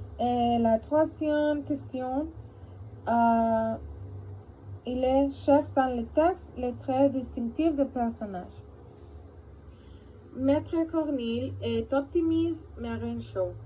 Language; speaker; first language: French; non-native, learner; Spanish